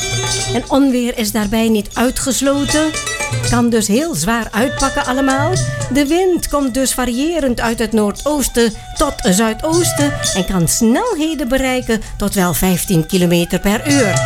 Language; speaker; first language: Dutch; native; Dutch